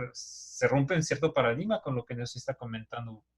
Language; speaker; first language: Spanish; native; Spanish